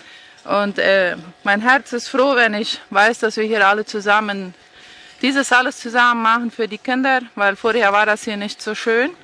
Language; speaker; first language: German; non-native, fluent; Spanish